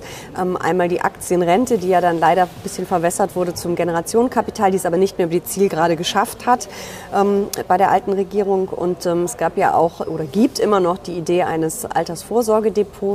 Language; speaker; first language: German; native; German